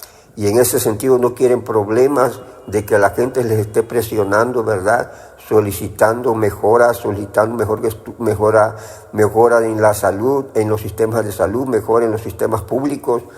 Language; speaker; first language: Spanish; native; Spanish